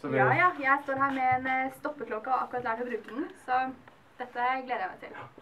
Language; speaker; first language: Norwegian; native; Norwegian